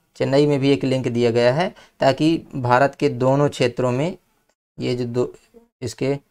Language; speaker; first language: Hindi; native; Hindi